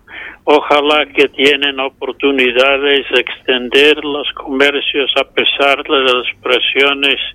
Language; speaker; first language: Spanish; non-native, fluent; English